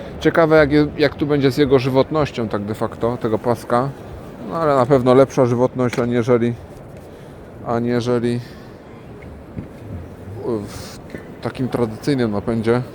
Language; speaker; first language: Polish; native; Polish